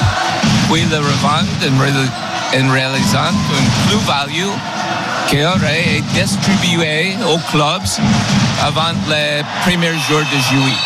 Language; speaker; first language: French; non-native, learner; English